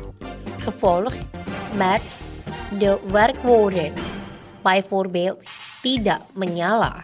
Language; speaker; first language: Dutch; non-native, learner; Indonesian